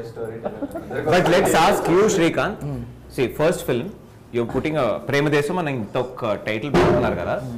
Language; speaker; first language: Telugu; native; Telugu